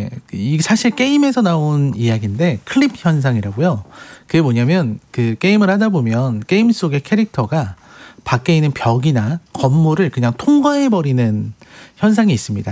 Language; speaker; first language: Korean; native; Korean